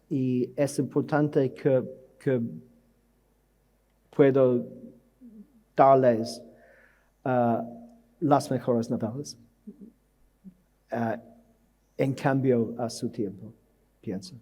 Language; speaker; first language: Spanish; non-native, learner; English